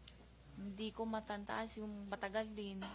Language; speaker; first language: Filipino; non-native, learner; Chinese